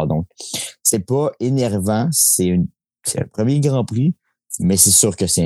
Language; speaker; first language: French; native; French